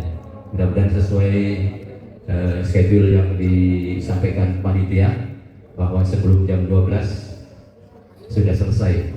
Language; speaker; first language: Indonesian; native; Indonesian